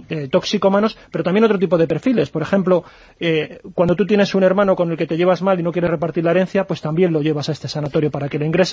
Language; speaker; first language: Spanish; native; Spanish